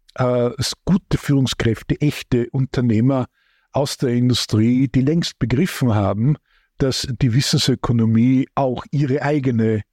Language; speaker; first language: German; native; German